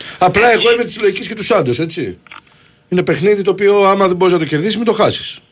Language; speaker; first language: Greek; native; Greek